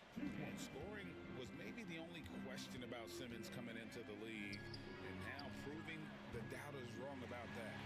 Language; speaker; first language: English; native; English